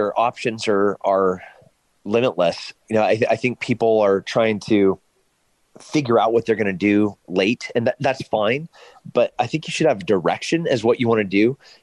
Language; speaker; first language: English; native; English